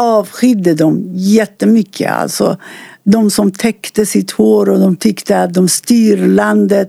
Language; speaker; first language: Swedish; non-native, fluent; Persian